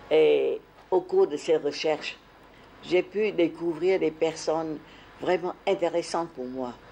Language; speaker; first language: French; non-native, fluent; Vietnamese